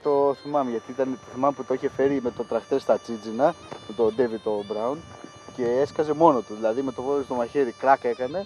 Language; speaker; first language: Greek; native; Greek